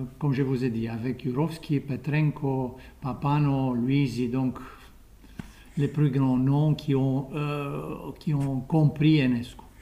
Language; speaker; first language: French; non-native, fluent; Romanian